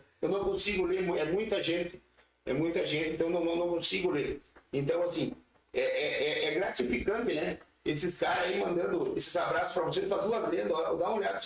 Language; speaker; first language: Portuguese; native; Portuguese